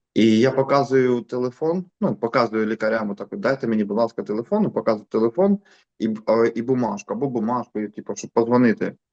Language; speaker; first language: Ukrainian; native; Ukrainian